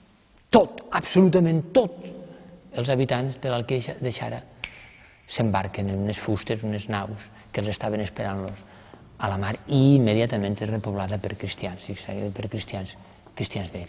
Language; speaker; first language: Catalan; native; Catalan